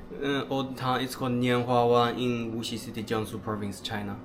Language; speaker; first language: English; non-native, learner; Chinese